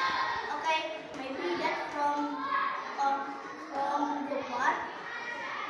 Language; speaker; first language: English; non-native, learner; Indonesian